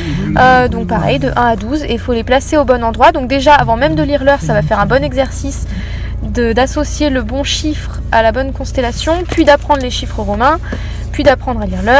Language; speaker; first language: French; native; French